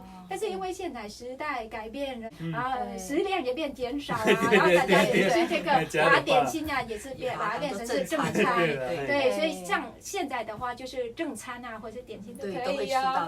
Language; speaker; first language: Chinese; non-native, fluent; Vietnamese